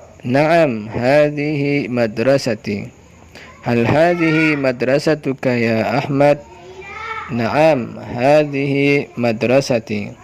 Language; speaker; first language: Arabic; non-native, learner; Indonesian